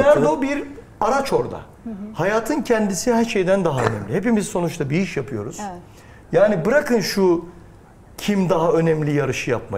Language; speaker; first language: Turkish; native; Turkish